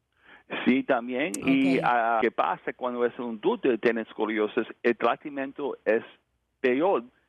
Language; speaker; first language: Spanish; non-native, learner; English